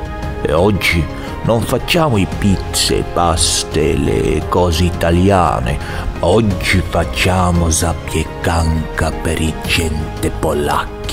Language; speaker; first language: Italian; non-native, learner; Swedish